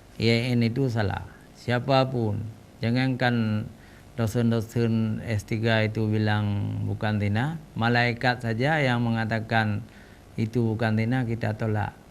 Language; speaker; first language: Malay; non-native, local second language; Achinese